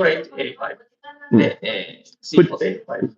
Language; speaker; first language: Japanese; native; Japanese